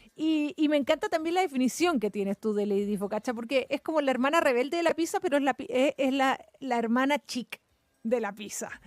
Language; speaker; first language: Spanish; native; Spanish